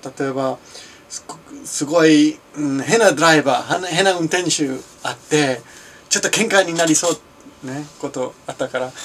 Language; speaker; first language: Japanese; non-native, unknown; English